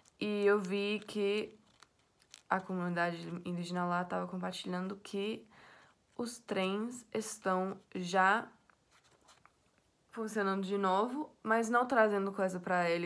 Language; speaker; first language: Portuguese; non-native, fluent; English